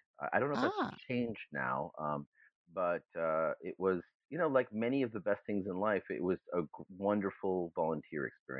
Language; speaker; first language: English; early bilingual, other home language; German